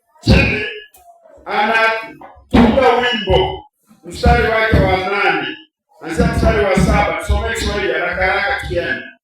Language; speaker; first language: Swahili; non-native, local second language; Gusii